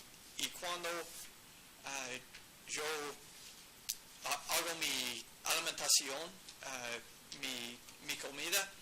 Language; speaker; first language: Spanish; non-native, learner; English